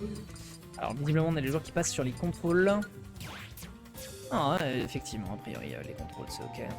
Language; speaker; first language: French; native; French